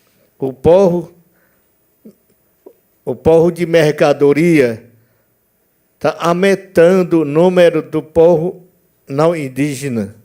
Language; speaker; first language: Portuguese; non-native, local second language; Yanomámi